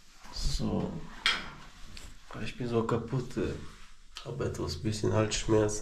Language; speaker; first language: German; non-native, learner; Russian